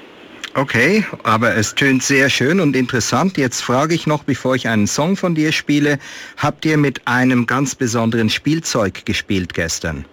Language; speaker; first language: German; native; German